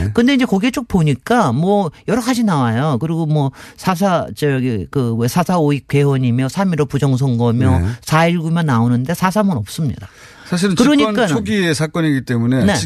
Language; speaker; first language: Korean; native; Korean